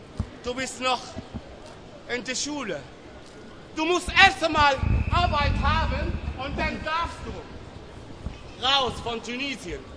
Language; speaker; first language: German; non-native, learner; Arabic